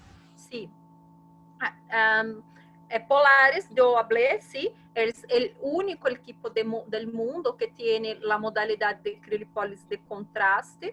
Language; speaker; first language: Spanish; non-native, fluent; Portuguese